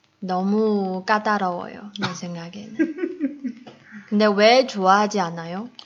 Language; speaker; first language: Korean; non-native, fluent; Chinese